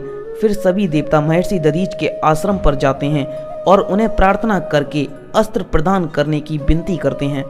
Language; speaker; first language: Hindi; native; Hindi